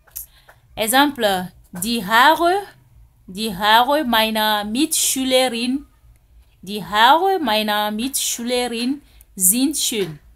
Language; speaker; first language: German; non-native, fluent; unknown